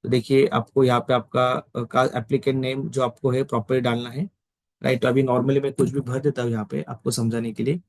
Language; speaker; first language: Hindi; non-native, local second language; Marathi